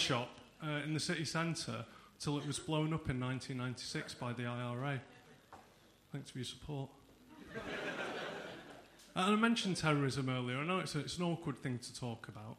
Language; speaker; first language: English; native; English